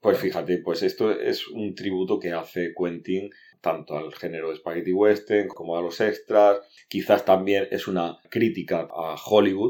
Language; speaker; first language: Spanish; native; Spanish